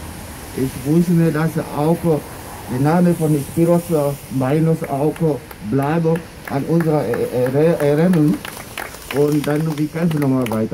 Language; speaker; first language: German; non-native, learner; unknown